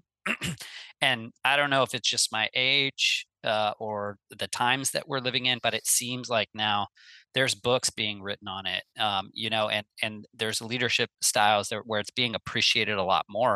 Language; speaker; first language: English; native; English